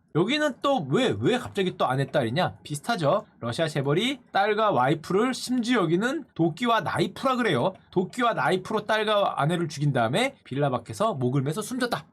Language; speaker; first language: Korean; native; Korean